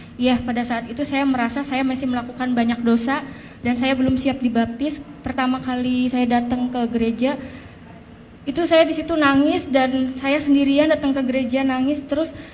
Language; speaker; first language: Indonesian; native; Indonesian